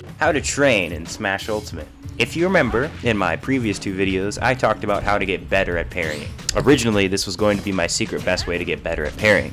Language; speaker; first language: English; native; English